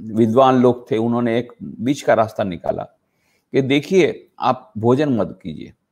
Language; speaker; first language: Hindi; non-native, local second language; Gujarati